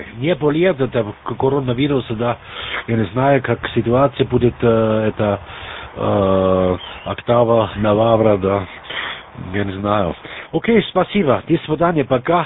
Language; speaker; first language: Russian; non-native, learner; German